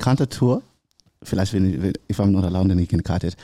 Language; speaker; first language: German; non-native, learner; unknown